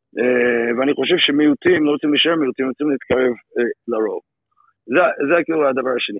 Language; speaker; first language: Hebrew; non-native, fluent; English